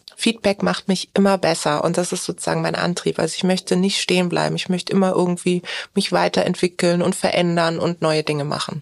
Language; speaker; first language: German; early bilingual, other home language; Turkish